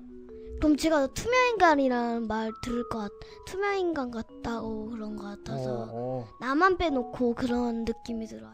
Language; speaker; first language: Korean; early bilingual, other home language; Russian